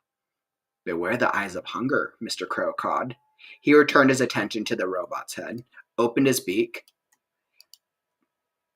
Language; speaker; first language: English; native; English